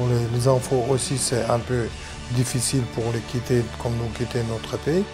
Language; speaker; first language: French; non-native, learner; Chechen